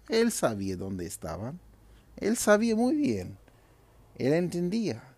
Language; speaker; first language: Spanish; non-native, fluent; English